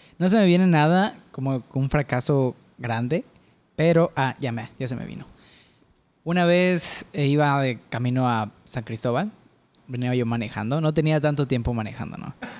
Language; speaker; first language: Spanish; native; Spanish